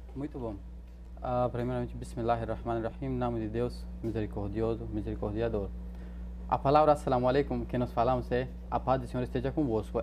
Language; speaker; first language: Portuguese; non-native, fluent; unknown